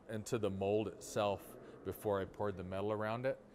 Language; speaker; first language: English; native; English